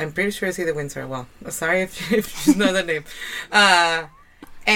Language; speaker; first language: English; non-native, fluent; Spanish